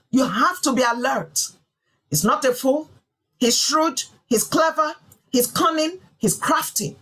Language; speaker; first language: English; non-native, local second language; Yoruba